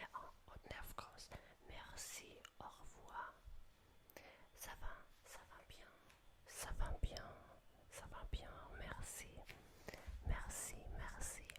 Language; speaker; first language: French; non-native, learner; German